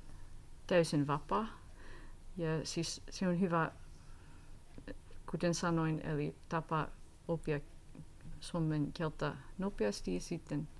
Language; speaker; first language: Finnish; non-native, learner; English